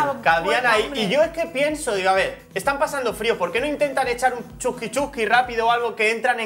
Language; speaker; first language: Spanish; native; Spanish